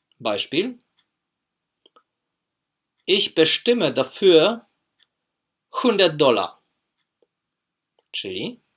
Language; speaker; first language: German; non-native, fluent; Polish